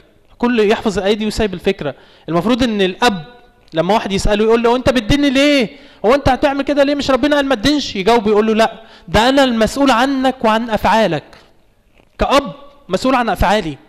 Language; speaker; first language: Arabic; native; Arabic